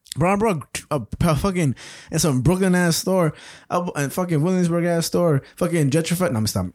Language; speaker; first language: English; early bilingual, other home language; Spanish